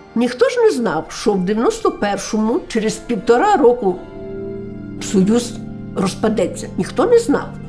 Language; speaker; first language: Ukrainian; native; Ukrainian